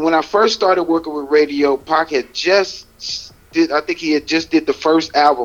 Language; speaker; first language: English; native; English